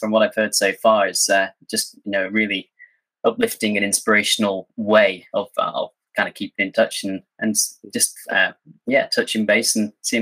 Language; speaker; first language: English; native; English